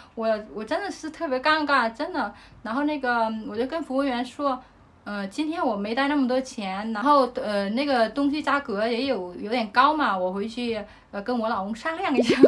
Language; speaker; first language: Chinese; non-native, fluent; Vietnamese